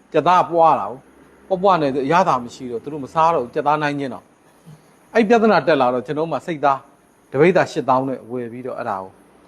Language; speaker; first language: Burmese; native; Burmese